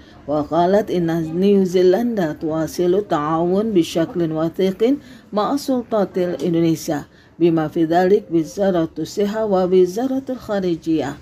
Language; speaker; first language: Arabic; non-native, fluent; Indonesian